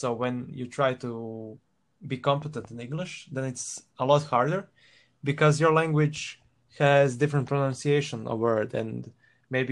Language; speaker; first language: English; non-native, fluent; Croatian